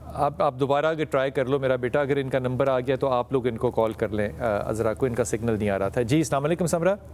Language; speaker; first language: Urdu; native; Urdu